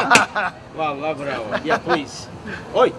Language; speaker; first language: English; non-native, learner; Turkish